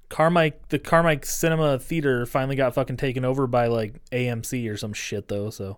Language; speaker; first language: English; native; English